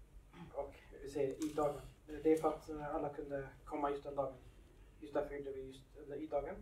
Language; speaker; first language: Swedish; early bilingual, other home language; Somali